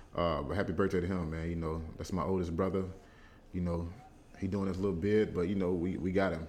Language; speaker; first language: English; native; English